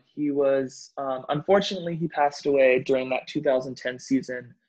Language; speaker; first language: English; native; English